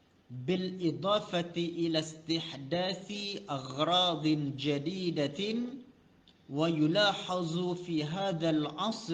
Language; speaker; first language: Arabic; non-native, fluent; Malay